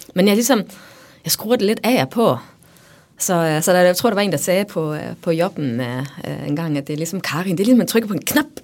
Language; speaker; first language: Danish; native; Danish